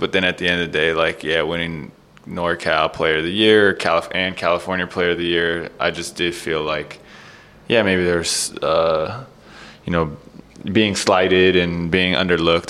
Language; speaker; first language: English; native; English